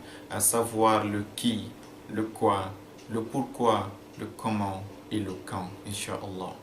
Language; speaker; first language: French; non-native, local second language; Fula